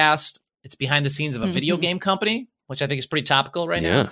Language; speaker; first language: English; early bilingual, other home language; Polish